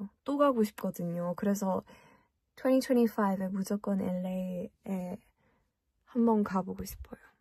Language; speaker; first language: Korean; early bilingual, heritage; English